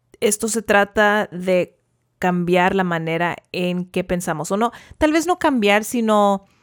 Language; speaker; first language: Spanish; early bilingual, heritage; Spanish